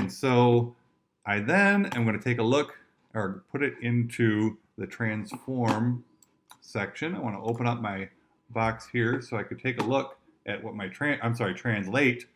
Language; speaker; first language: English; native; English